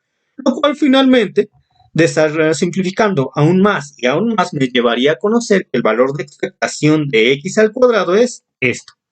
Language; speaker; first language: Spanish; native; Spanish